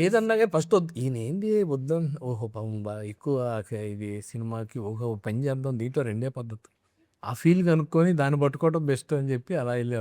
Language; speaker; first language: Telugu; native; Telugu